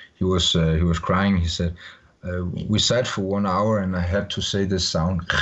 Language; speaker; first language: English; non-native, fluent; Danish